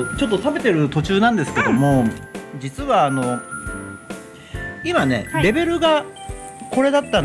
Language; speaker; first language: Japanese; native; Japanese